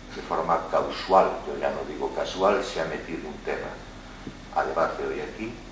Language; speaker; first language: Spanish; native; Spanish